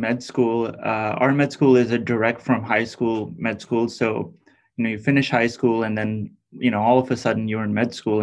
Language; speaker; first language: English; non-native, local second language; Urdu